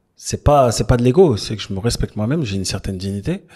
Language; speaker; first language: French; native; French